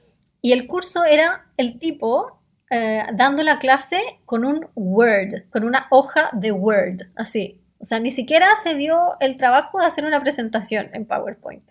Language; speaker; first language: Spanish; native; Spanish